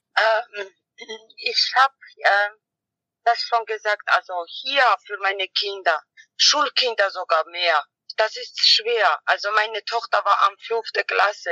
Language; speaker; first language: German; non-native, learner; Georgian